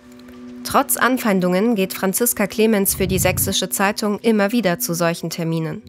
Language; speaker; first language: German; native; German